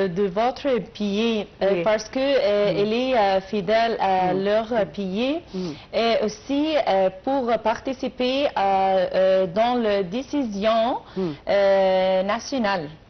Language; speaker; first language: French; non-native, learner; Arabic